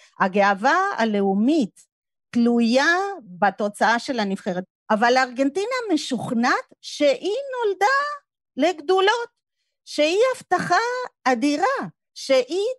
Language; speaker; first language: Hebrew; non-native, fluent; Spanish